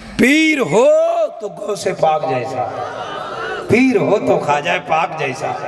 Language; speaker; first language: Hindi; native; Hindi